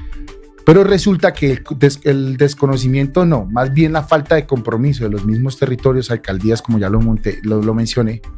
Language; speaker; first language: Spanish; native; Spanish